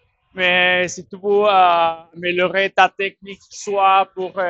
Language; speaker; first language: French; non-native, learner; Spanish